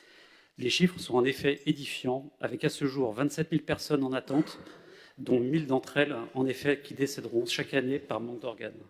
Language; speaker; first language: French; native; French